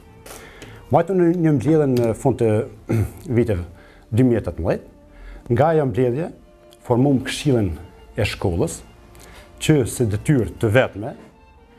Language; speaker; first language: Albanian; native; Albanian